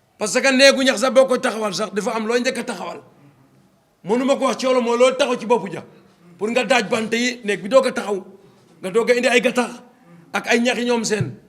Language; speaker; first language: Wolof; non-native, local second language; Serer